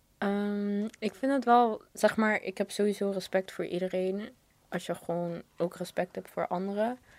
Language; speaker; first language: Dutch; native; Dutch